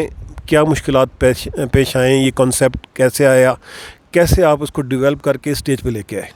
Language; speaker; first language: Urdu; native; Urdu